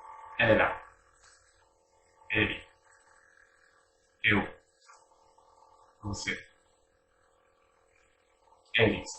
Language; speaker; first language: Portuguese; non-native, learner; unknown